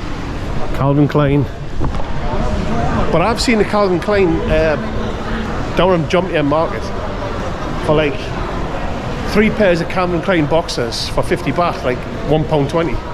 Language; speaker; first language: English; native; English